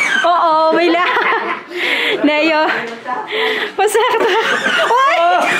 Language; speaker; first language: Dutch; non-native, learner; Filipino